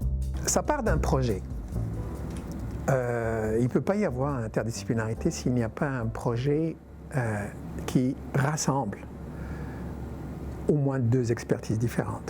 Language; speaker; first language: French; native; French